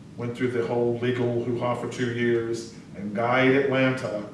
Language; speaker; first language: English; native; English